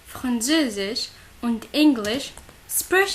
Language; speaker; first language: German; non-native, learner; Arabic